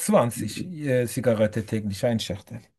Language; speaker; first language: German; non-native, learner; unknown